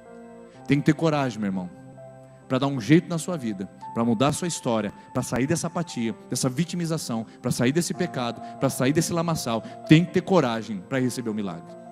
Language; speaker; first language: Portuguese; native; Portuguese